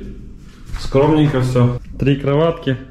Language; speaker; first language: Russian; native; Russian